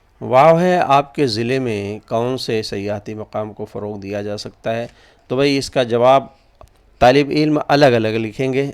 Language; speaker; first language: Urdu; native; Urdu